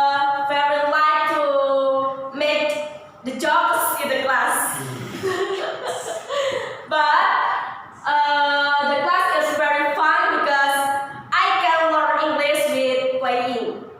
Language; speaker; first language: English; non-native, learner; Indonesian